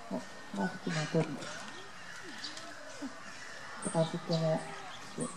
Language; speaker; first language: Japanese; native; Japanese